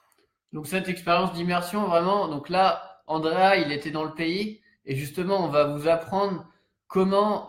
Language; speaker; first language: French; native; French